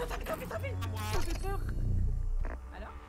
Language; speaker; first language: French; native; French